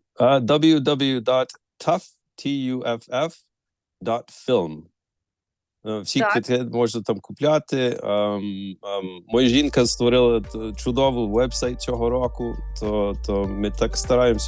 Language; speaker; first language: Ukrainian; early bilingual, heritage; Ukrainian